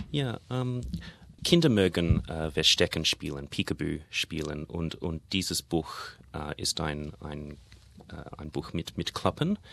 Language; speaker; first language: German; non-native, learner; English